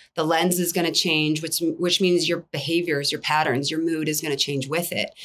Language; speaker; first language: English; native; English